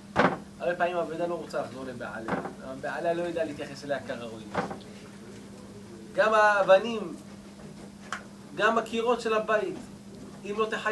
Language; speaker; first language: Hebrew; native; Hebrew